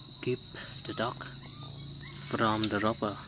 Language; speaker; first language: English; non-native, learner; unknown